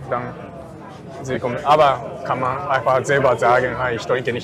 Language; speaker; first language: German; non-native, learner; Japanese